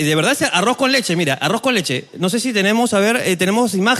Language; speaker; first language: Spanish; native; Spanish